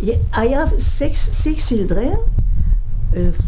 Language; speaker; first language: English; non-native, learner; French